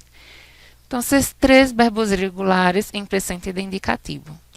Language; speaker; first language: Spanish; non-native, fluent; Portuguese